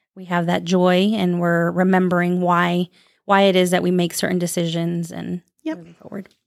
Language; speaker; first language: English; native; English